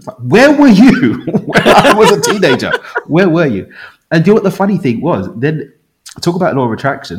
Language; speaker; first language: English; native; English